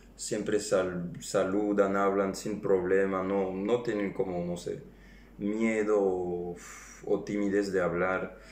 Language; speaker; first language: Spanish; non-native, fluent; French